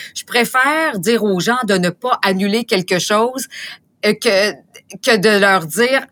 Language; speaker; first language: French; native; French